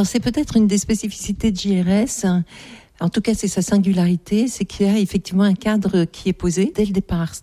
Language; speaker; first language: French; native; French